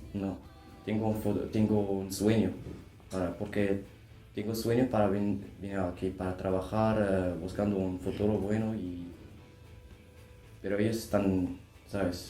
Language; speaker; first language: Spanish; non-native, learner; Arabic